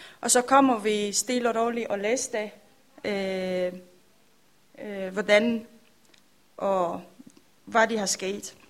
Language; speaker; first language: Danish; non-native, learner; Romanian